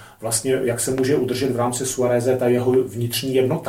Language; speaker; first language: Czech; native; Czech